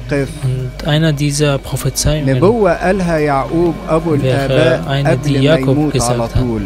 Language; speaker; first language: German; non-native, fluent; Arabic